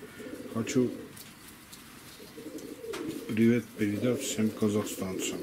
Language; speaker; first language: Russian; non-native, local second language; Georgian